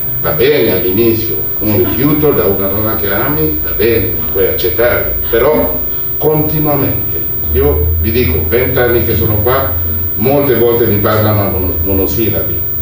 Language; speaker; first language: Italian; non-native, fluent; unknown